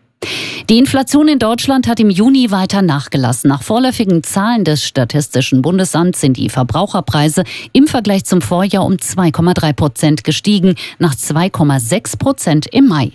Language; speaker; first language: German; native; German